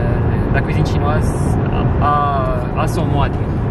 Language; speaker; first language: French; non-native, local second language; Arabic